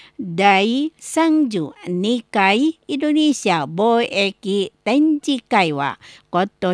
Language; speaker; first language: Japanese; non-native, learner; Indonesian